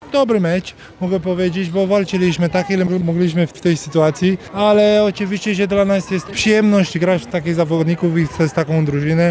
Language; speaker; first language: Polish; non-native, learner; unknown